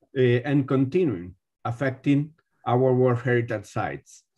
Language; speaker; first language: English; non-native, fluent; Spanish